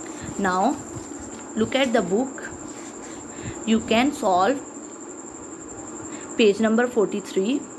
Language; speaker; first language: English; non-native, local second language; Urdu